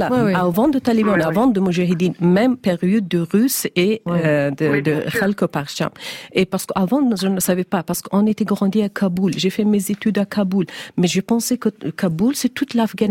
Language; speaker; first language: French; non-native, learner; Persian